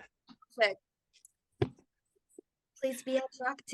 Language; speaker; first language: English; non-native, learner; Japanese